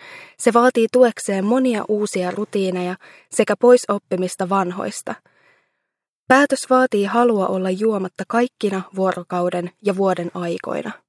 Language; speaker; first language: Finnish; native; Finnish